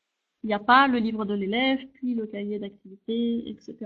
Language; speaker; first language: French; native; French